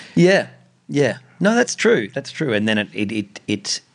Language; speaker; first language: English; native; English